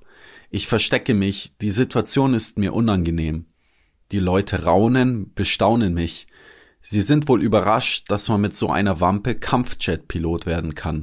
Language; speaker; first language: German; native; German